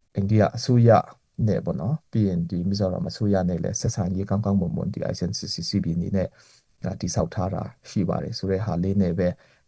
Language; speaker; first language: Burmese; non-native, local second language; Hakha Chin